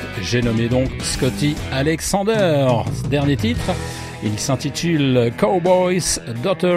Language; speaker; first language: French; native; French